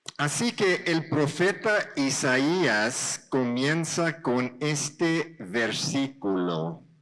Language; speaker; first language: Spanish; non-native, learner; English